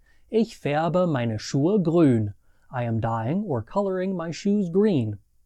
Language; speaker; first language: German; non-native, fluent; English